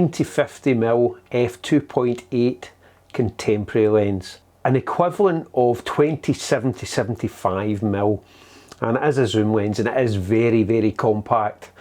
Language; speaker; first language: English; native; English